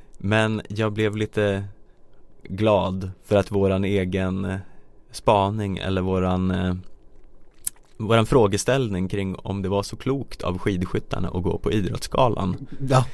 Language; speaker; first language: Swedish; native; Swedish